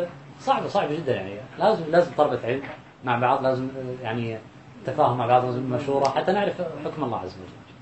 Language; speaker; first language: Arabic; native; Arabic